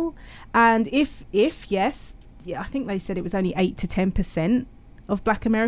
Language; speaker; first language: English; native; English